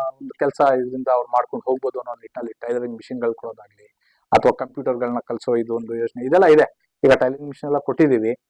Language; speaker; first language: Kannada; non-native, local second language; Urdu